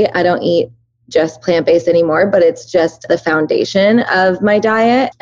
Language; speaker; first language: English; early bilingual, other home language; Persian